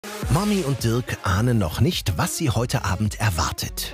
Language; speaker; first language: German; native; German